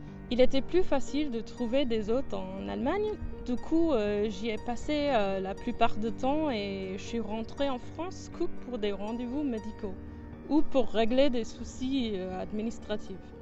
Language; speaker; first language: French; non-native, fluent; English